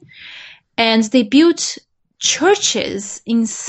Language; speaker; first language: English; non-native, fluent; Portuguese